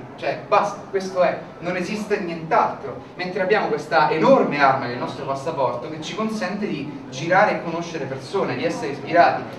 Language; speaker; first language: Italian; native; Italian